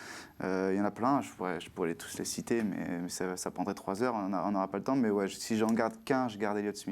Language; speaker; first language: French; native; French